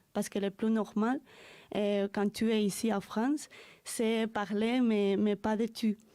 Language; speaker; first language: French; non-native, learner; Spanish